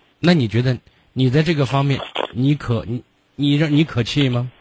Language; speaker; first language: Chinese; native; Chinese